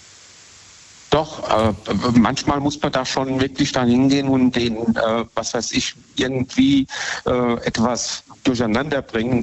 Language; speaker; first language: German; native; German